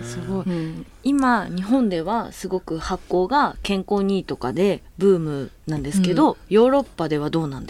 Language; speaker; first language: Japanese; native; Japanese